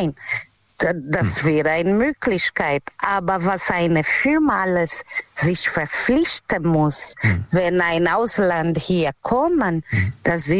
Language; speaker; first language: German; non-native, learner; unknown